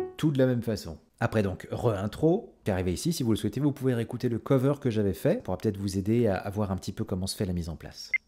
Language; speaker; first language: French; native; French